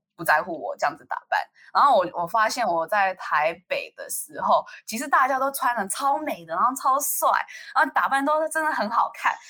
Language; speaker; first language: Chinese; native; Chinese